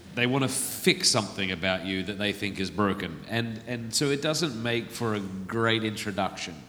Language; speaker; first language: English; native; English